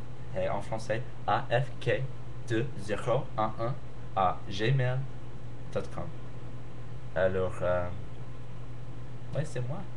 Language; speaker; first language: French; non-native, learner; English